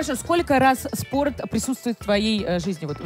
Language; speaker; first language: Russian; native; Russian